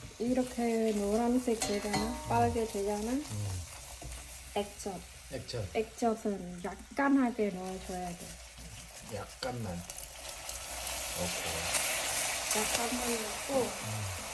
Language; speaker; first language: Korean; non-native, learner; Khmer